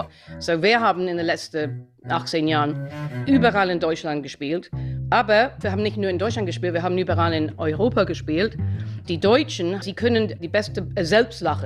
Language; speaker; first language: German; non-native, fluent; English